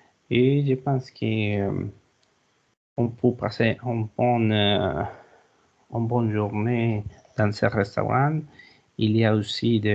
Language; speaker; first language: French; non-native, learner; Spanish